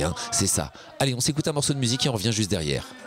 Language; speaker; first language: French; native; French